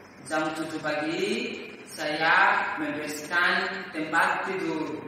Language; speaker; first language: Indonesian; non-native, learner; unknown